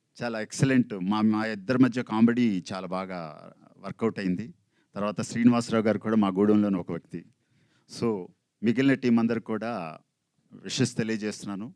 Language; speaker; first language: Telugu; native; Telugu